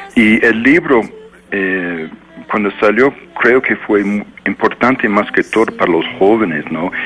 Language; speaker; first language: Spanish; non-native, fluent; English